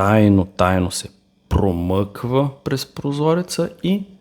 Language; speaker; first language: Bulgarian; native; Bulgarian